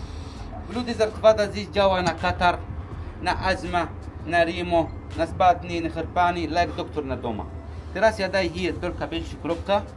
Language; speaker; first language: Polish; non-native, learner; Arabic